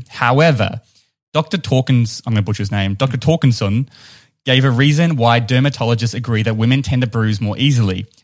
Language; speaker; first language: English; native; English